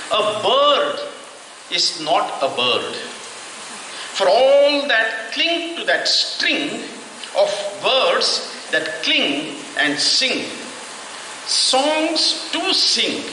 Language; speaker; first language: English; non-native, local second language; Kannada